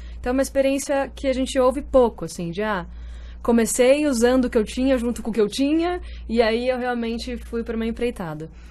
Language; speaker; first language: Portuguese; native; Portuguese